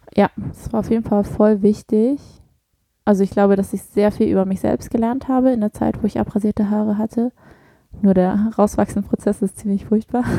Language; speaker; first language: German; early bilingual, other home language; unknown